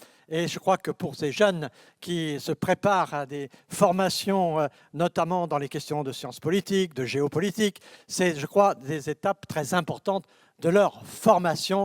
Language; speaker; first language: French; native; French